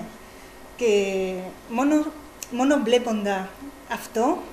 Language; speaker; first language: Greek; non-native, learner; Spanish